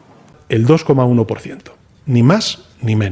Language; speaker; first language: Spanish; native; Spanish